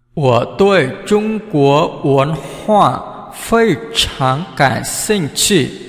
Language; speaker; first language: Chinese; non-native, fluent; Vietnamese